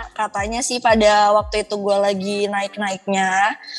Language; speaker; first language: Indonesian; native; Indonesian